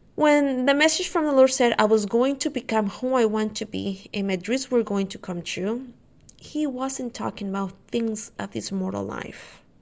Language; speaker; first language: English; non-native, fluent; Spanish